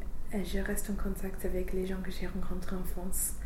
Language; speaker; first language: French; non-native, fluent; English